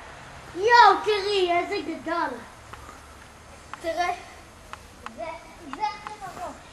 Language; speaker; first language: Hebrew; early bilingual, heritage; Hebrew